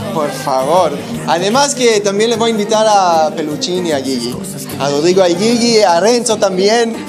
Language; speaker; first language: Spanish; non-native, fluent; Hebrew